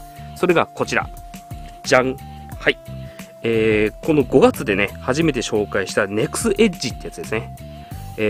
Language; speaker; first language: Japanese; native; Japanese